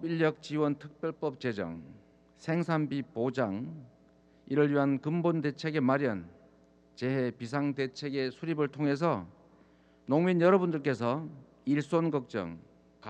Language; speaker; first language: Korean; native; Korean